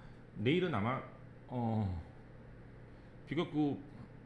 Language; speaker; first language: Korean; native; Korean